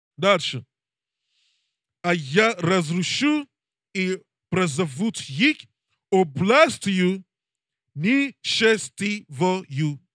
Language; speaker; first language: Russian; non-native, learner; English